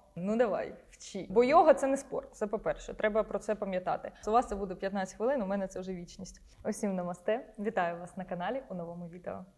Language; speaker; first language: Ukrainian; non-native, local second language; Russian